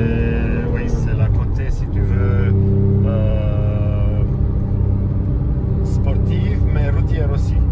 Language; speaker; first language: French; non-native, fluent; Romanian